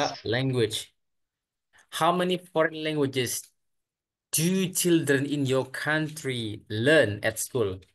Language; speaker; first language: English; non-native, fluent; Indonesian